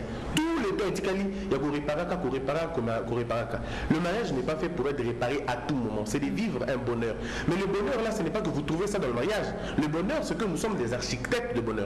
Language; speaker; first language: French; non-native, local second language; Lingala